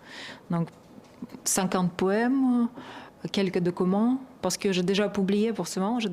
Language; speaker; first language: French; non-native, fluent; Russian